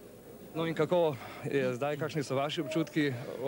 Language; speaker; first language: Slovenian; native; Slovenian